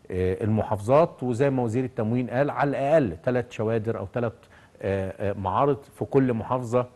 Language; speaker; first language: Arabic; native; Arabic